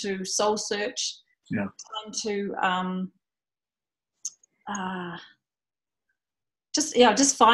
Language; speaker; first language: English; native; English